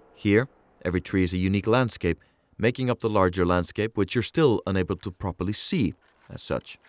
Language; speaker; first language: English; non-native, fluent; Icelandic